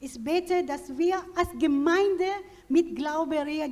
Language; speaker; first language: German; non-native, fluent; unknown